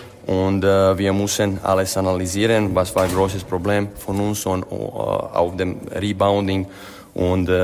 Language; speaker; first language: German; non-native, fluent; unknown